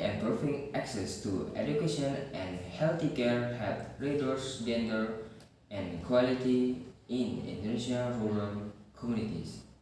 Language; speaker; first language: English; non-native, learner; Indonesian